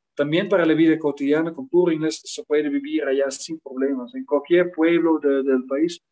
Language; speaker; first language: Spanish; non-native, fluent; Dutch